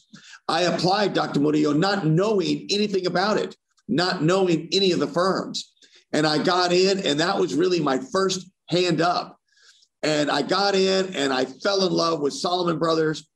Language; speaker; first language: English; native; English